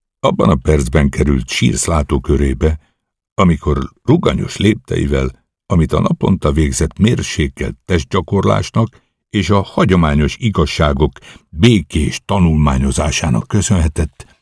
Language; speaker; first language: Hungarian; native; Hungarian